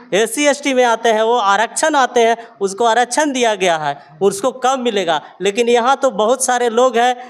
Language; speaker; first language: Hindi; native; Hindi